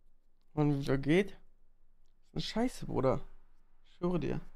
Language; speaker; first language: German; native; German